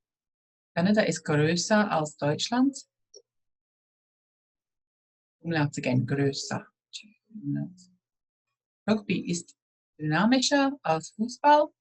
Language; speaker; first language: German; non-native, fluent; English